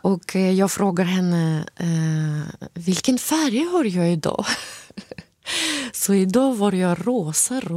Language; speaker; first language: Swedish; non-native, fluent; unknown